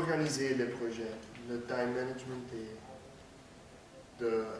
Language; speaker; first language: French; non-native, learner; Dutch